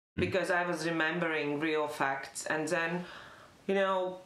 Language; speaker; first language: English; non-native, fluent; Latvian